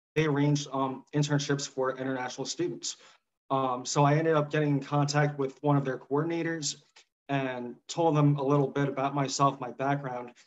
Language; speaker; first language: English; native; English